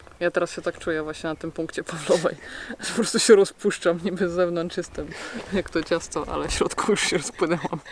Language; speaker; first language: Polish; native; Polish